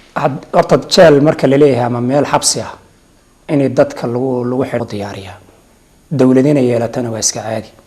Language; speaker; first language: Somali; native; Somali